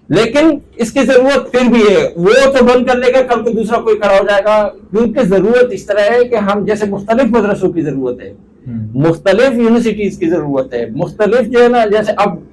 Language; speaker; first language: Urdu; non-native, local second language; Pashto